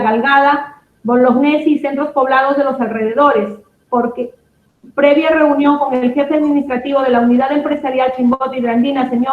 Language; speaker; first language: Spanish; native; Spanish